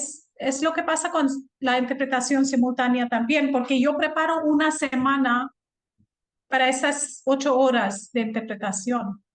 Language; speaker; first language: Spanish; non-native, fluent; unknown